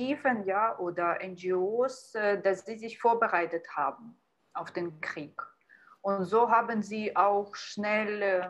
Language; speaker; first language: German; non-native, fluent; Ukrainian